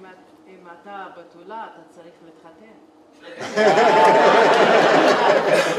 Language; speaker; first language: Hebrew; non-native, local second language; Arabic